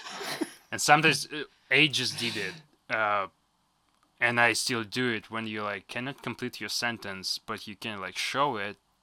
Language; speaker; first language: English; non-native, fluent; Russian